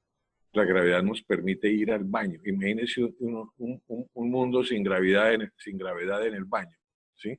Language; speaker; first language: Spanish; native; Spanish